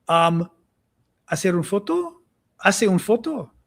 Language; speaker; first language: Spanish; non-native, learner; English